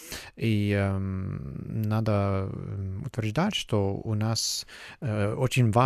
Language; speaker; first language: Russian; non-native, fluent; German